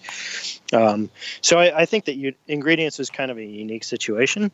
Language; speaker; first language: English; native; English